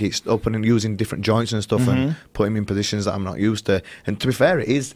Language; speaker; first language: English; native; English